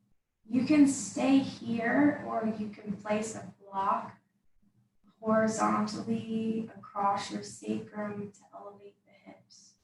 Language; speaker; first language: English; native; English